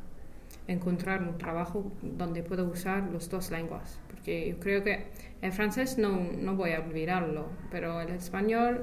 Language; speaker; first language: Spanish; non-native, fluent; English